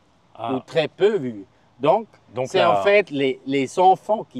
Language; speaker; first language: French; non-native, local second language; German